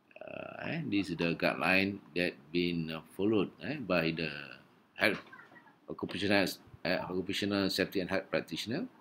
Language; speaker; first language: English; non-native, local second language; Malay